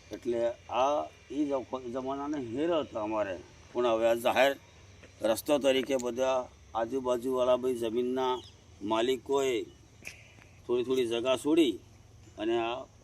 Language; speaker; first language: Gujarati; native; Gujarati